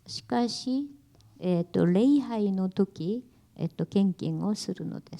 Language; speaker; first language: Japanese; non-native, learner; Korean